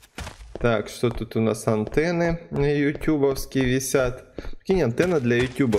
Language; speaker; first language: Russian; native; Russian